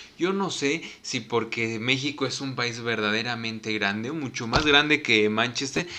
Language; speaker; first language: Spanish; native; Spanish